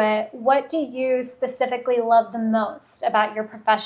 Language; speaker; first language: English; early bilingual, other home language; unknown